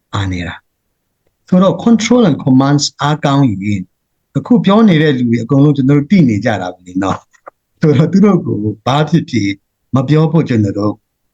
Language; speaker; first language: Burmese; non-native, local second language; Hakha Chin